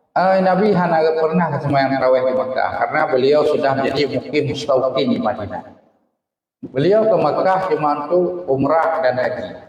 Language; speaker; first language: Malay; non-native, local second language; Achinese